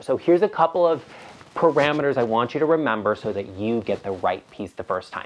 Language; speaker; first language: English; native; English